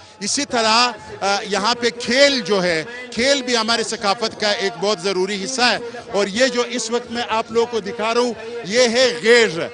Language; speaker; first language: Urdu; non-native, local second language; Pashto